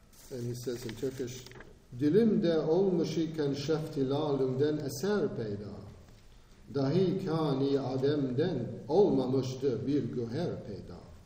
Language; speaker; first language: Turkish; non-native, fluent; English